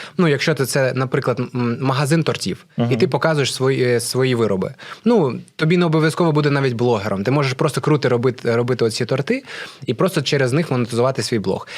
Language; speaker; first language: Ukrainian; non-native, local second language; Russian